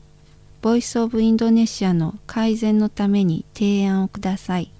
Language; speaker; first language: Japanese; non-native, fluent; Indonesian